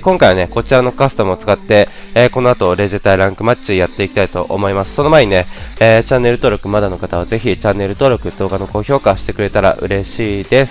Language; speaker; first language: Japanese; native; Japanese